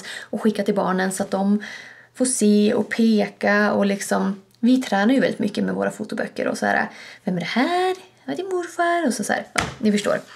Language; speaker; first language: Swedish; native; Swedish